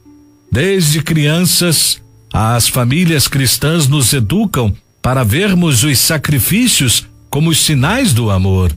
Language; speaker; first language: Portuguese; native; Portuguese